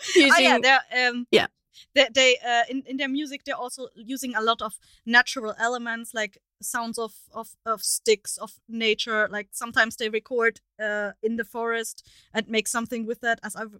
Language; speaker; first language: English; non-native, fluent; German